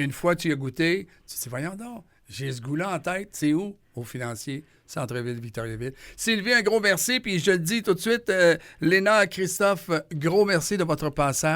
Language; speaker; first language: French; native; French